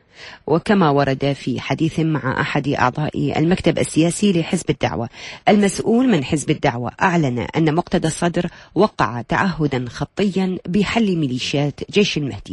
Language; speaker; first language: Arabic; native; Arabic